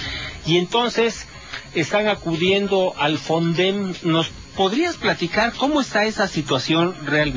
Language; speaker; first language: Spanish; native; Spanish